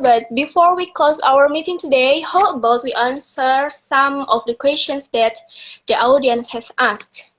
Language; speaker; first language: English; non-native, learner; Indonesian